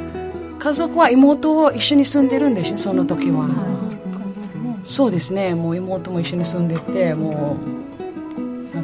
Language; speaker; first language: Japanese; non-native, fluent; Filipino